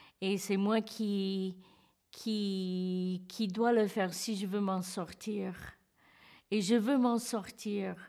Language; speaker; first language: French; non-native, fluent; English